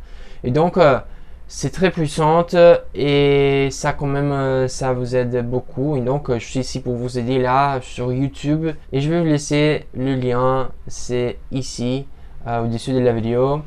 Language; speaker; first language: French; non-native, learner; Portuguese